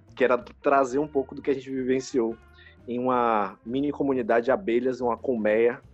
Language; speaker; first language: Portuguese; native; Portuguese